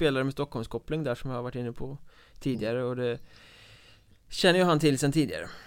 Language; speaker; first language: Swedish; native; Swedish